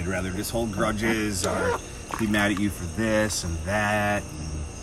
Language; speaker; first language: English; native; English